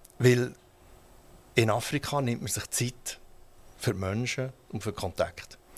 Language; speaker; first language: German; early bilingual, heritage; German